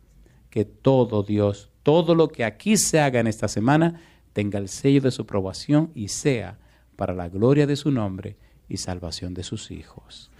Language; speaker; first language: Spanish; native; Spanish